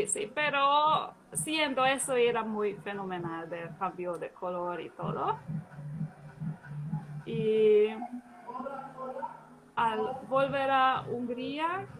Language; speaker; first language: Spanish; non-native, fluent; Hungarian